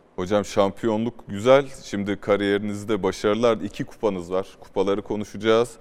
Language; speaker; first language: Turkish; native; Turkish